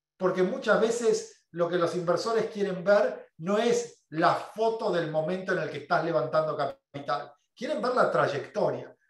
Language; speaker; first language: Spanish; native; Spanish